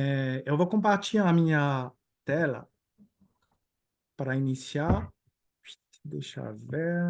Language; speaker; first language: Portuguese; non-native, fluent; French